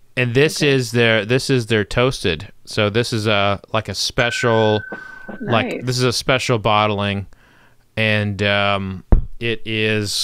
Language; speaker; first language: English; native; English